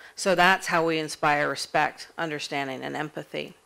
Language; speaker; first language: English; native; English